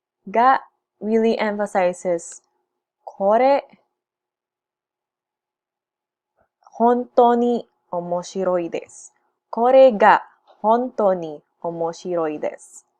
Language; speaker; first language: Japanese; non-native, learner; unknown